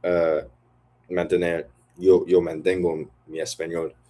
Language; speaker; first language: Spanish; non-native, learner; English